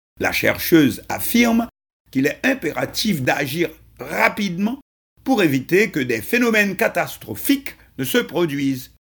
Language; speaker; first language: French; non-native, local second language; Haitian Creole